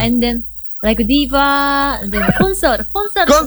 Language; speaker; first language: English; non-native, learner; Korean